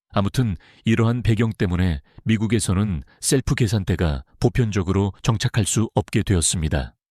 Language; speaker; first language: Korean; non-native, fluent; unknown